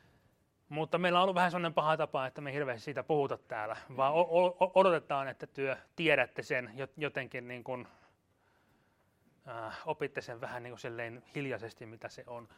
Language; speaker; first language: Finnish; native; Finnish